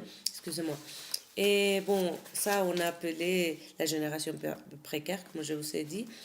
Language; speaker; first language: French; non-native, fluent; Spanish